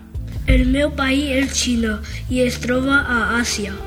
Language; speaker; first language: Catalan; early bilingual, other home language; Chinese